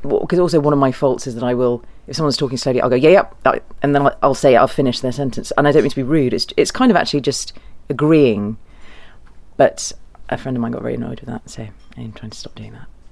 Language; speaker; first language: English; early bilingual, other home language; German